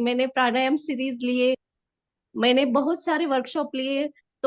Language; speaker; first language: Hindi; native; Hindi